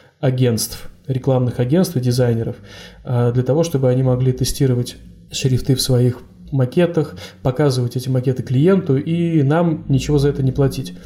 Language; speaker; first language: Russian; native; Russian